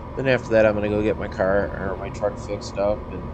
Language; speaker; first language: English; native; English